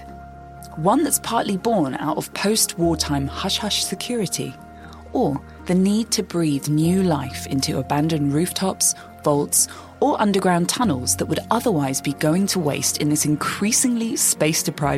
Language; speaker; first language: English; native; English